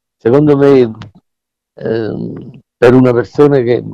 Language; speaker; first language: Italian; native; Italian